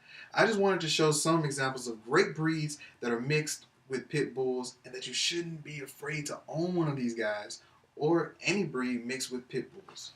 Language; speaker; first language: English; native; English